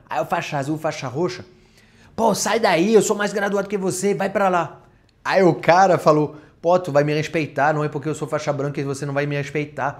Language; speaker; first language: Portuguese; non-native, fluent; French